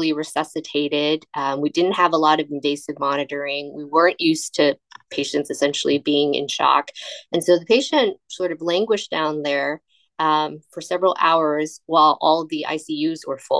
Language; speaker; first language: English; native; English